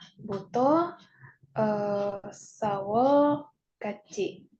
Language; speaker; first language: Korean; non-native, learner; Indonesian